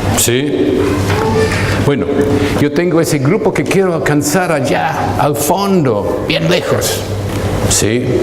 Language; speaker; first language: Spanish; non-native, fluent; English